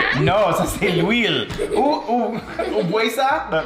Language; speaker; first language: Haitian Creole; non-native, learner; English